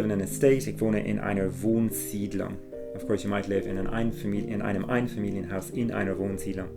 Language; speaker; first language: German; non-native, fluent; English